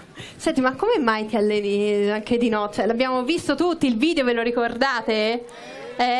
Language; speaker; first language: Italian; native; Italian